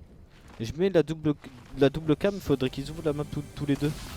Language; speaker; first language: French; native; French